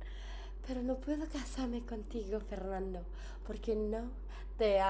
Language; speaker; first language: Spanish; non-native, learner; English